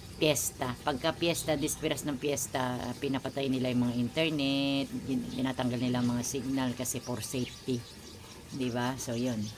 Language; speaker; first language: Filipino; native; Filipino